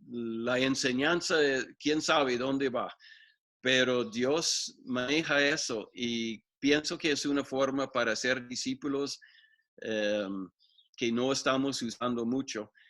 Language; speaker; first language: Spanish; non-native, fluent; English